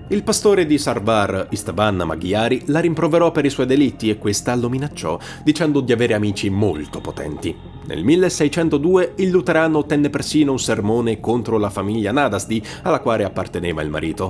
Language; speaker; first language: Italian; native; Italian